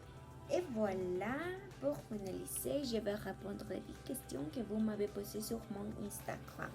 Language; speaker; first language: French; non-native, learner; Spanish